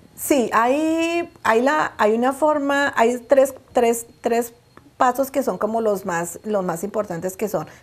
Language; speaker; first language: Spanish; native; Spanish